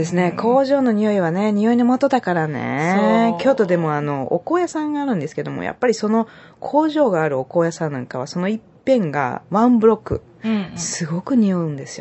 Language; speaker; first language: Japanese; native; Japanese